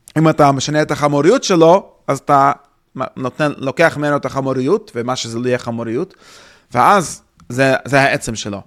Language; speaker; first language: Hebrew; non-native, fluent; English